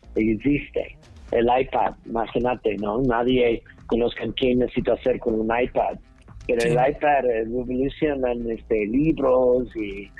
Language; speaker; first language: Spanish; non-native, learner; English